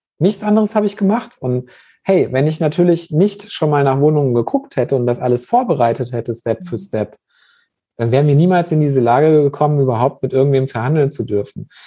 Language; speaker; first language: German; native; German